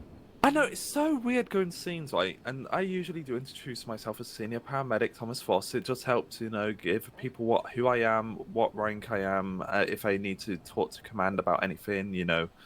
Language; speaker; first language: English; native; English